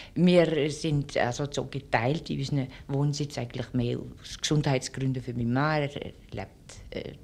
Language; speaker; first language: German; early bilingual, other home language; French